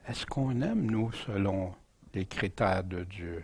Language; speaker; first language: French; native; French